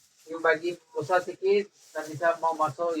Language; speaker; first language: Indonesian; non-native, learner; Bangla